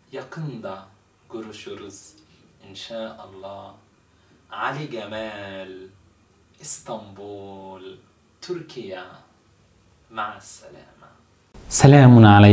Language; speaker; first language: Turkish; non-native, fluent; Arabic